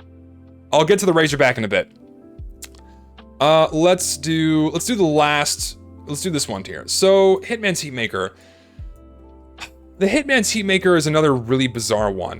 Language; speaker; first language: English; native; English